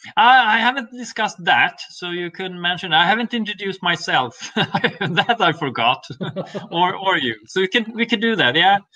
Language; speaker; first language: English; non-native, fluent; Swedish